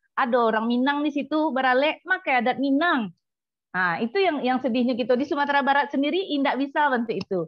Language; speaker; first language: Indonesian; non-native, local second language; Minangkabau